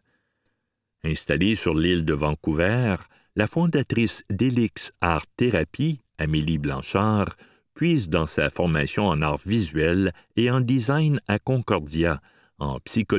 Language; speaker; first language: French; native; French